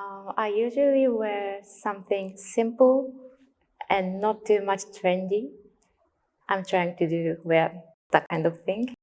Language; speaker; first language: English; non-native, learner; Japanese